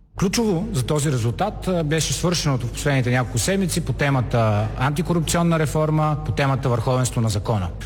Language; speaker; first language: Bulgarian; native; Bulgarian